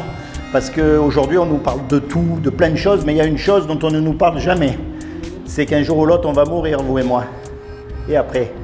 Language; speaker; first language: French; native; French